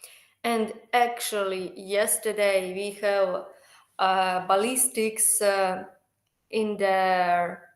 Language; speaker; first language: English; non-native, learner; Ukrainian